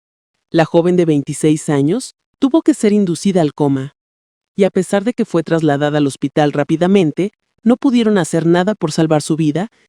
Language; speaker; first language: Spanish; native; Spanish